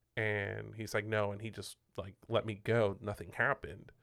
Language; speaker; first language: English; non-native, fluent; Spanish